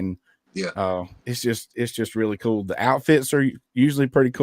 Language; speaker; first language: English; native; English